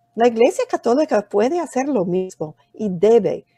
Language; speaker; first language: Spanish; non-native, fluent; English